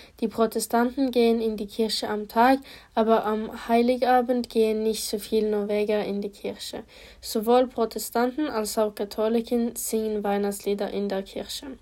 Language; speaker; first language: German; non-native, learner; Polish